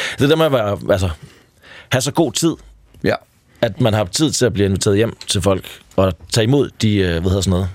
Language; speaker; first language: Danish; native; Danish